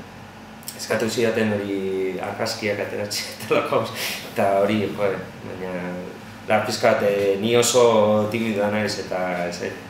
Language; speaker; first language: Basque; non-native, local second language; Spanish